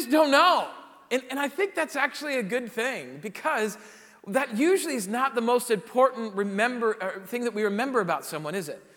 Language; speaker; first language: English; native; English